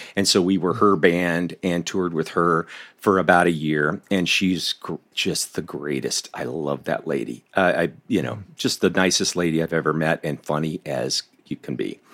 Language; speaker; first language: English; native; English